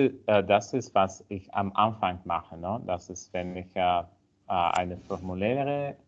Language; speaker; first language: German; non-native, learner; Italian